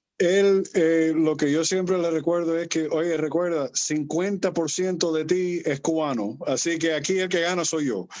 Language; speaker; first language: Spanish; early bilingual, heritage; Spanish